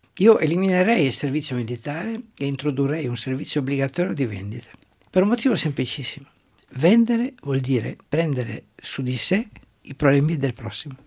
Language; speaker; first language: Italian; non-native, local second language; German